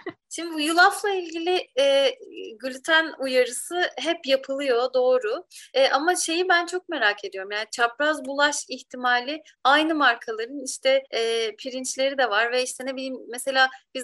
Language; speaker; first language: Turkish; native; Turkish